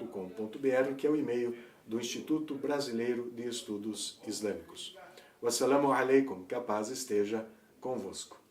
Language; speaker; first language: Portuguese; native; Portuguese